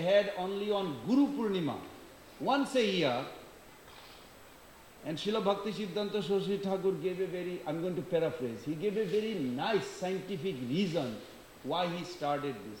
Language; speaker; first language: English; non-native, local second language; Bangla